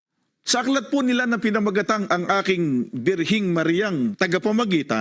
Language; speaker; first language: Filipino; native; Filipino